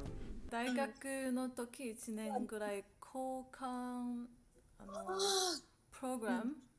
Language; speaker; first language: Japanese; non-native, learner; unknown